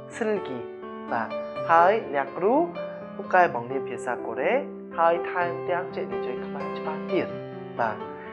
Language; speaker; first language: Khmer; non-native, fluent; Korean